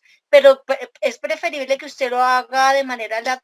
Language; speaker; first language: Spanish; native; Spanish